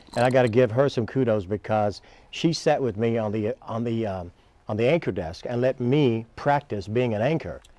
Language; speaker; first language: English; native; English